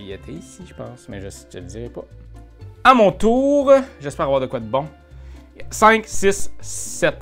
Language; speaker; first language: French; native; French